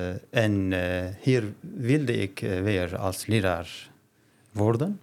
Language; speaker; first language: Dutch; non-native, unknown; Turkish